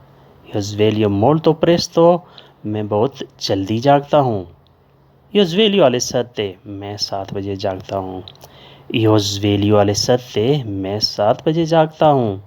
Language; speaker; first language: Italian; non-native, learner; Urdu